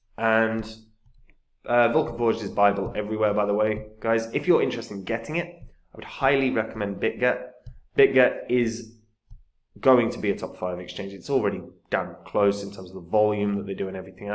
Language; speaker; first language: English; native; English